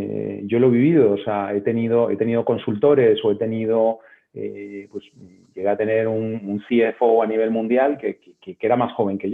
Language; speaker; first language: Spanish; native; Spanish